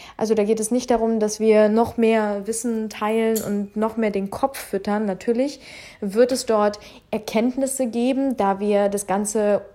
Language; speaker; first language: German; early bilingual, other home language; Russian